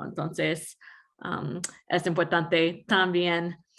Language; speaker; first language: Spanish; non-native, fluent; English